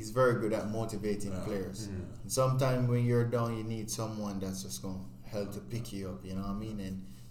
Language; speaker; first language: English; non-native, local second language; Jamaican Creole English